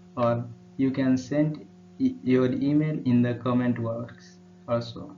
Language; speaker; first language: English; non-native, local second language; Nepali